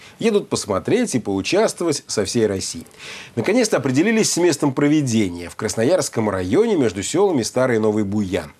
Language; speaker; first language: Russian; native; Russian